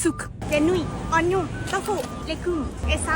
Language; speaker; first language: French; non-native, learner; Thai